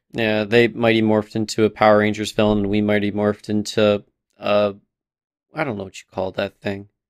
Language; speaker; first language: English; native; English